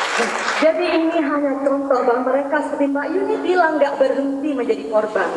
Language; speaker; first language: Indonesian; native; Indonesian